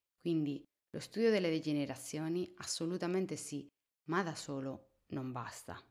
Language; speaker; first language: Italian; non-native, fluent; Spanish